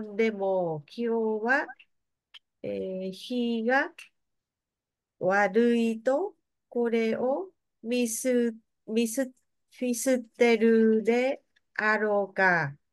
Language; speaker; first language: Japanese; non-native, learner; Vietnamese